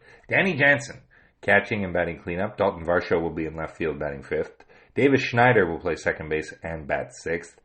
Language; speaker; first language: English; native; English